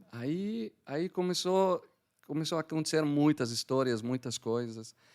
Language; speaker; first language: Portuguese; non-native, fluent; Arabic